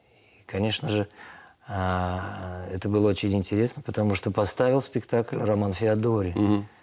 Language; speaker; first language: Russian; non-native, local second language; Tatar